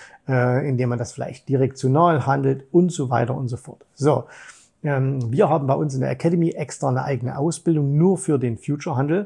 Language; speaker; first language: German; native; German